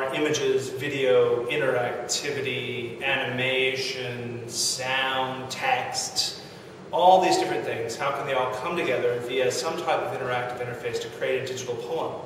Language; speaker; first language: English; native; English